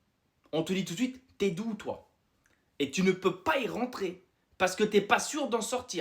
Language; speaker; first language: French; native; French